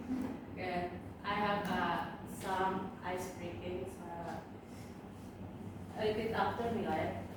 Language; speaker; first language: English; non-native, learner; Indonesian